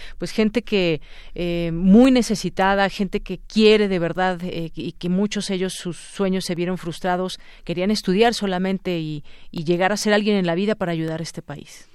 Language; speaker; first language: Spanish; native; Spanish